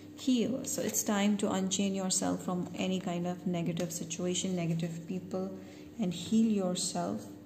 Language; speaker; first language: English; non-native, local second language; Hindi